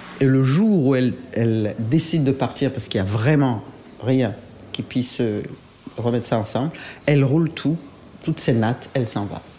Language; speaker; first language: French; non-native, local second language; Rundi